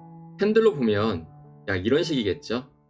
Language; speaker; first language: Korean; native; Korean